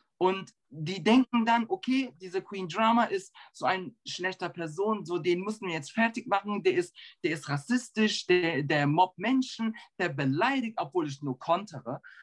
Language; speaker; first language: German; early bilingual, other home language; Turkish